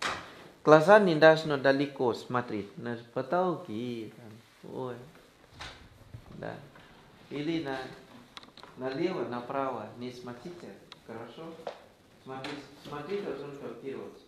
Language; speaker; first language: Russian; non-native, learner; Thai